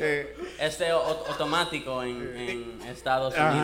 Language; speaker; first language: Spanish; non-native, learner; English